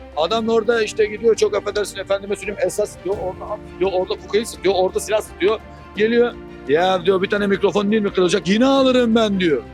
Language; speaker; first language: Turkish; native; Turkish